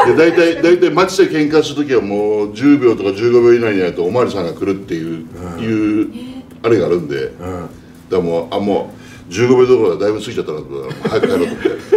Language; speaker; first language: Japanese; native; Japanese